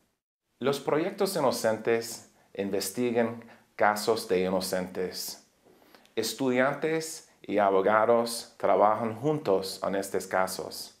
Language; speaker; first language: Spanish; non-native, learner; English